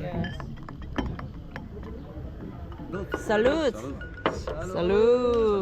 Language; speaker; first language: Spanish; non-native, learner; Korean